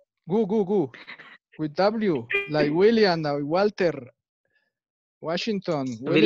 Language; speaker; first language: English; non-native, fluent; Spanish